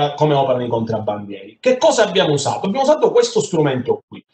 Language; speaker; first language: Italian; native; Italian